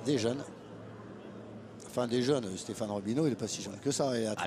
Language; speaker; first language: French; native; French